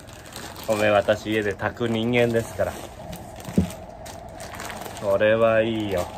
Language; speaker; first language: Japanese; native; Japanese